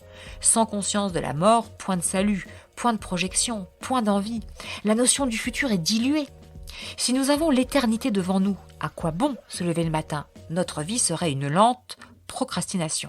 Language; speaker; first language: French; native; French